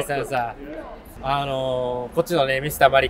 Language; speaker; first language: Japanese; native; Japanese